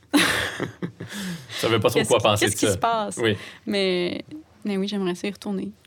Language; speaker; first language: French; native; French